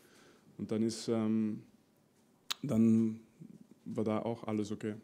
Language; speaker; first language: German; non-native, fluent; French